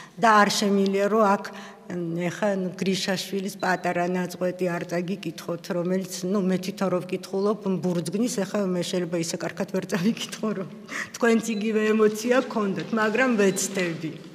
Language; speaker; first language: Georgian; early bilingual, other home language; Russian